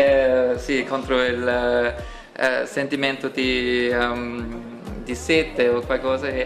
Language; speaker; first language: Italian; non-native, learner; German